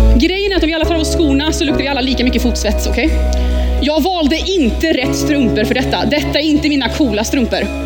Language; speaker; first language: Swedish; early bilingual, heritage; Swedish